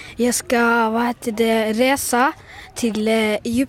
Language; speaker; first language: Swedish; early bilingual, other home language; Arabic